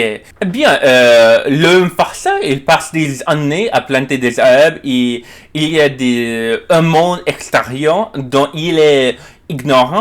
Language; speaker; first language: French; non-native, learner; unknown